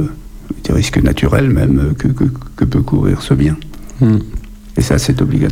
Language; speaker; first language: French; native; French